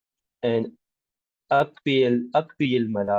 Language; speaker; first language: Arabic; non-native, learner; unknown